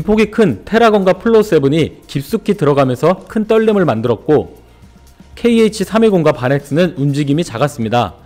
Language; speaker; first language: Korean; native; Korean